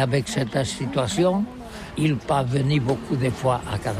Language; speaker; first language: French; non-native, learner; Catalan